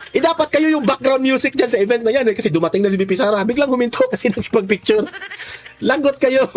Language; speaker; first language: Filipino; non-native, local second language; Cebuano